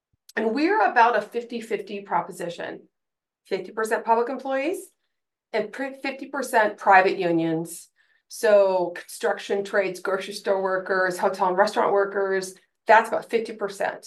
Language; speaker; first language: English; native; English